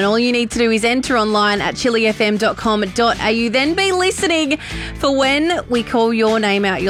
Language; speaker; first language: English; native; English